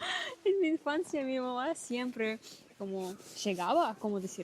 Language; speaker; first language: Spanish; non-native, learner; Russian